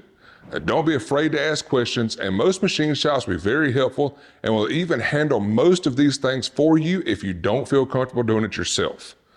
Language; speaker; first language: English; native; English